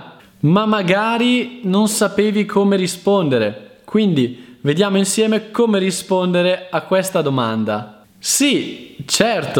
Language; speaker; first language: Italian; native; Italian